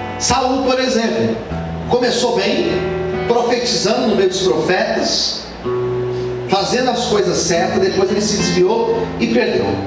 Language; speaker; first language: Portuguese; native; Portuguese